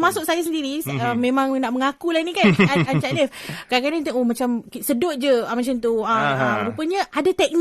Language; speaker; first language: Malay; native; Malay